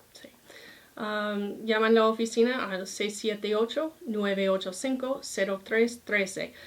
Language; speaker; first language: Spanish; non-native, fluent; English